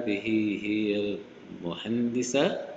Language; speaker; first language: Arabic; non-native, fluent; English